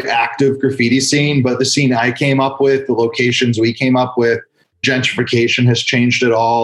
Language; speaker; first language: English; native; English